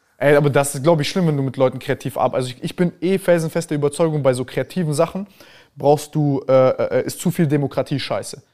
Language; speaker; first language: German; native; German